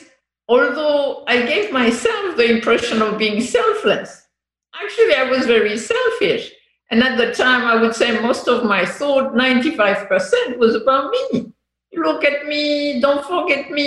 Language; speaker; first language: English; non-native, fluent; French